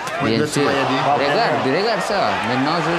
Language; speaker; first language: French; non-native, learner; Romanian